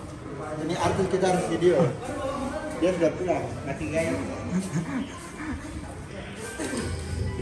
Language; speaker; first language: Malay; non-native, local second language; Javanese